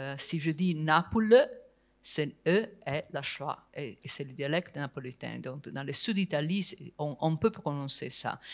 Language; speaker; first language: French; non-native, fluent; Italian